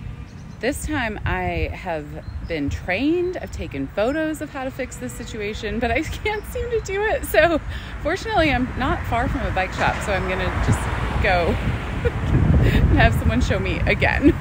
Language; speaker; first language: English; native; English